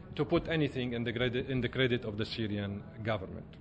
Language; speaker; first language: English; non-native, fluent; Arabic